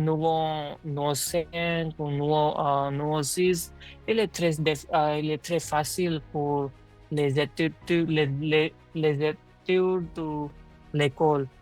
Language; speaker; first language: French; non-native, learner; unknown